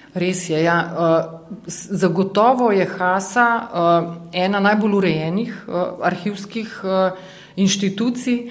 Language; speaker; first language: Slovenian; native; Slovenian